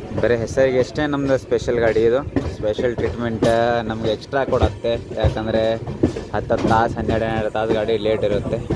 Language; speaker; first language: Kannada; non-native, local second language; Hindi